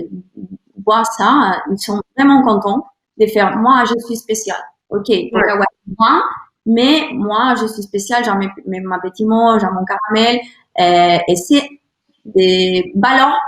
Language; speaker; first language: French; non-native, learner; Spanish